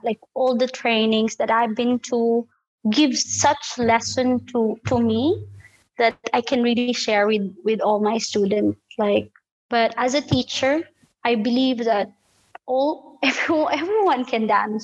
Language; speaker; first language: English; non-native, local second language; Filipino